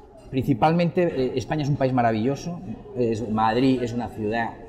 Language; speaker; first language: Spanish; native; Spanish